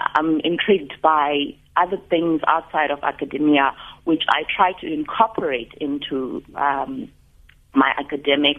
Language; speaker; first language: English; non-native, local second language; Xhosa